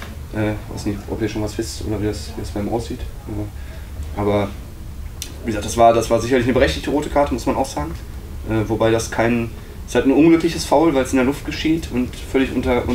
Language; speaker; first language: German; native; German